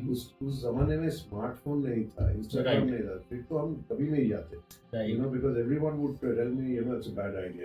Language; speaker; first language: Hindi; non-native, local second language; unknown